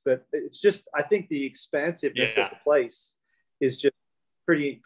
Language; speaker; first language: English; native; English